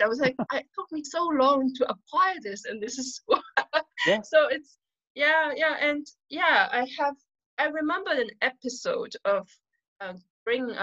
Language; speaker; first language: English; non-native, fluent; Wu Chinese